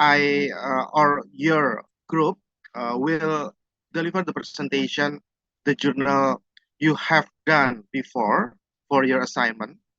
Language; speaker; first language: English; non-native, fluent; Indonesian